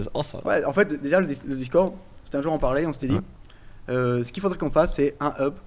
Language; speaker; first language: French; non-native, fluent; Portuguese